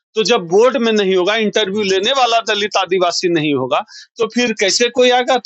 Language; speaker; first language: Hindi; native; Hindi